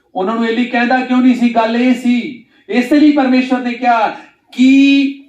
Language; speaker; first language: Hindi; non-native, local second language; Punjabi